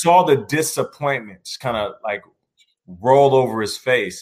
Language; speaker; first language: English; native; English